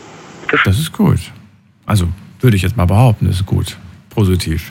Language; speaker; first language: German; native; German